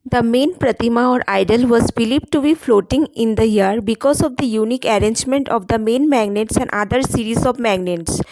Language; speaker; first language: English; non-native, local second language; Bangla